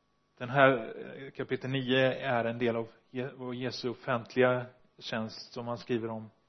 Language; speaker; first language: Swedish; non-native, fluent; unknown